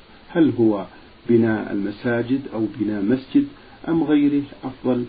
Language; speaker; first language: Arabic; native; Arabic